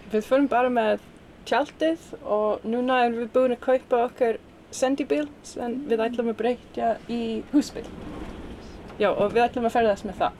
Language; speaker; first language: Icelandic; non-native, fluent; English